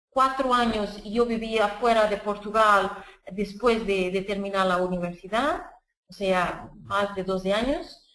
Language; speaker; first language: Spanish; non-native, fluent; Portuguese